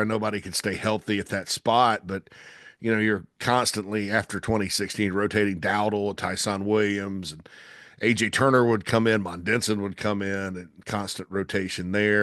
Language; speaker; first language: English; native; English